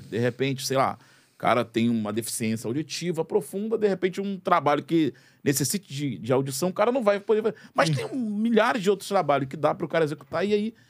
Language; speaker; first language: Portuguese; native; Portuguese